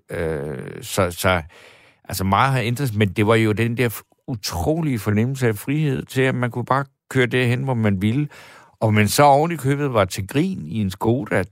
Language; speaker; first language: Danish; native; Danish